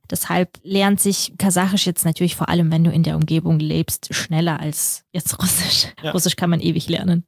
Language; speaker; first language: German; early bilingual, other home language; Russian